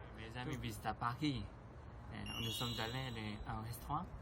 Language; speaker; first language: French; non-native, learner; Korean